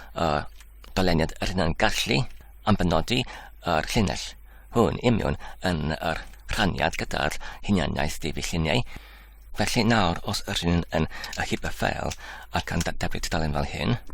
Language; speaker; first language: Welsh; non-native, learner; English